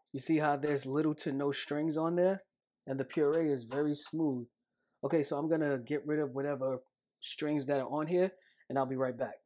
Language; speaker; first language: English; native; English